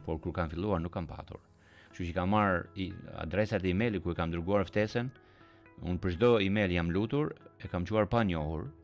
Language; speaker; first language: Albanian; early bilingual, heritage; Albanian